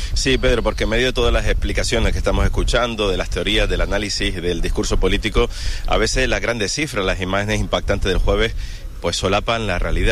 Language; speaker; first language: Spanish; native; Spanish